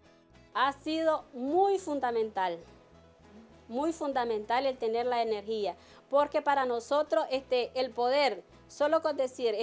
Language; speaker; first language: Spanish; native; Spanish